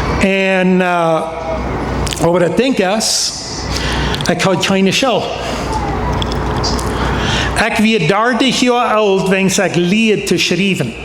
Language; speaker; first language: German; non-native, learner; Plautdietsch